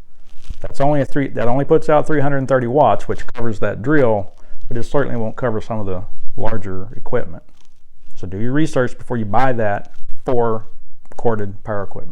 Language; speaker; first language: English; native; English